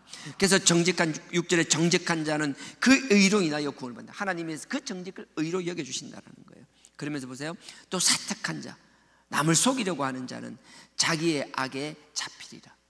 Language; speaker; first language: Korean; native; Korean